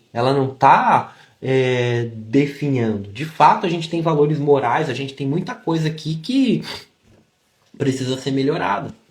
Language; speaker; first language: Portuguese; native; Portuguese